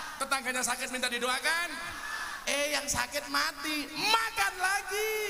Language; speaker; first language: Indonesian; native; Indonesian